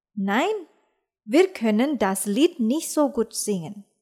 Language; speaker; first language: German; non-native, fluent; Indonesian